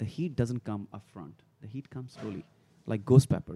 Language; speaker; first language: English; non-native, local second language; Punjabi